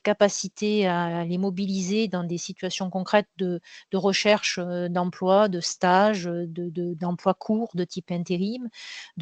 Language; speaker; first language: French; native; French